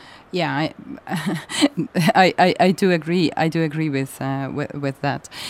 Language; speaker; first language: English; non-native, fluent; Estonian